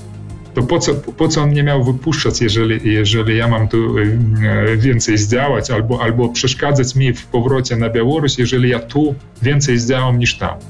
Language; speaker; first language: Polish; early bilingual, heritage; Polish